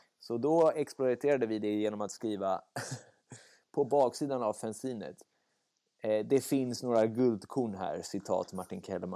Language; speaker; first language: Swedish; native; Swedish